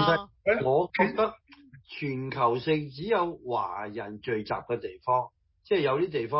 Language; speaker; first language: Chinese; early bilingual, heritage; Cantonese